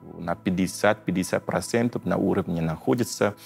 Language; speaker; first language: Russian; non-native, fluent; Vietnamese